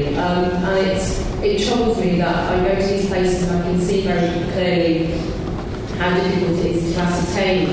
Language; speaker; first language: English; native; English